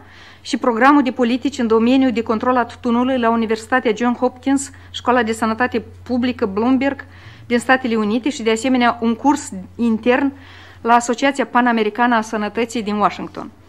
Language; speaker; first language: Romanian; native; Romanian